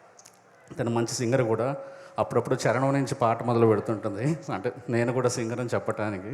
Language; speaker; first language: Telugu; native; Telugu